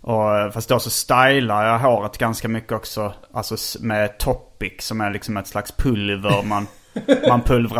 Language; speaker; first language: Swedish; native; Swedish